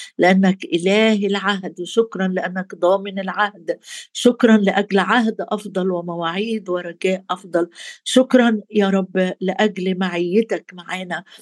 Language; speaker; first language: Arabic; native; Arabic